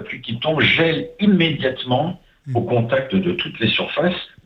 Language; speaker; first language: French; native; French